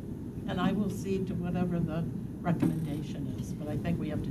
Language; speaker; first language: English; native; English